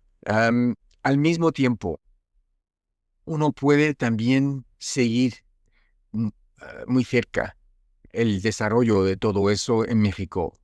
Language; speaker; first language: Spanish; non-native, fluent; French